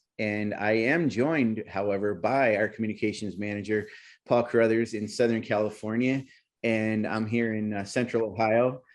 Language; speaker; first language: English; native; English